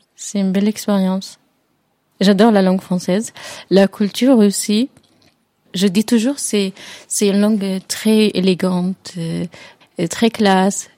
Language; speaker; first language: French; non-native, fluent; Arabic